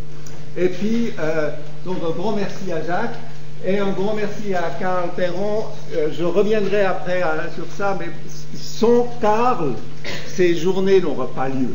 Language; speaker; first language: French; native; French